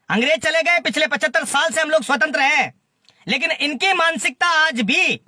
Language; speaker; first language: Hindi; native; Hindi